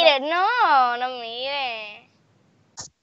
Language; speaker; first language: Spanish; native; Spanish